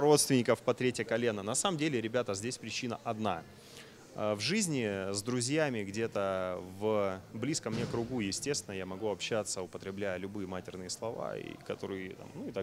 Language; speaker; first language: Russian; native; Russian